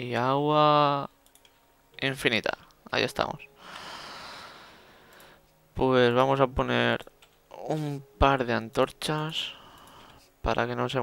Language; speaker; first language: Spanish; native; Spanish